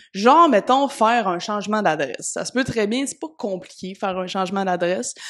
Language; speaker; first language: French; native; French